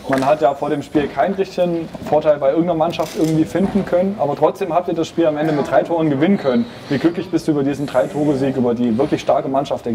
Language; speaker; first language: German; native; German